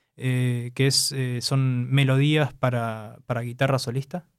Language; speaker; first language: Spanish; native; Spanish